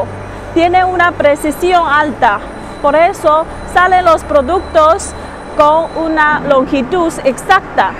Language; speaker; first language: Spanish; non-native, learner; Chinese